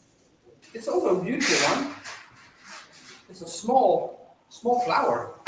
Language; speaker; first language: English; non-native, fluent; Dutch